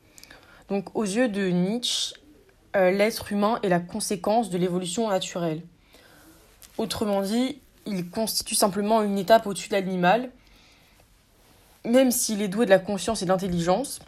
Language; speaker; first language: French; native; French